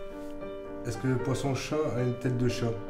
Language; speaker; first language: French; native; French